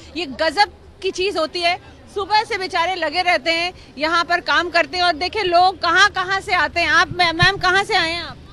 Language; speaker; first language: Hindi; native; Hindi